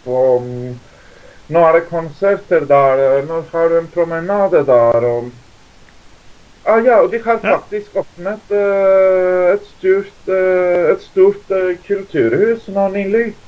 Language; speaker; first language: Norwegian; non-native, fluent; Greek